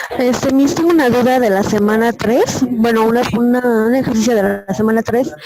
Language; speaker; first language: Spanish; native; Spanish